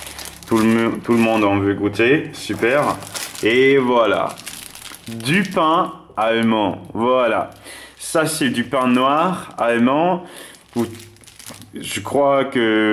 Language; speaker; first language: French; non-native, fluent; German